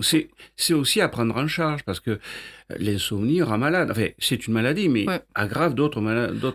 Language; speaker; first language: French; native; French